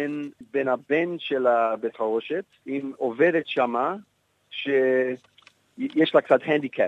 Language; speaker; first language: Hebrew; non-native, fluent; English